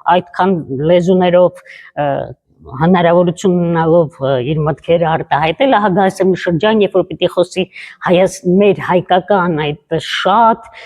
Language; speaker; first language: Armenian; native; Armenian